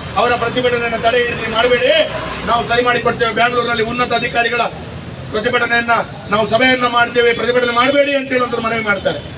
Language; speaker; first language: Kannada; native; Kannada